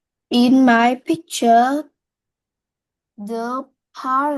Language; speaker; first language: English; non-native, learner; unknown